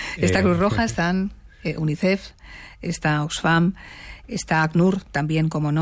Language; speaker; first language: Spanish; native; Spanish